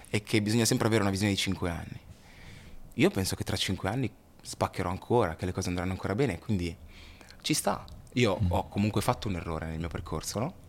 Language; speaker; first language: Italian; early bilingual, other home language; Lingala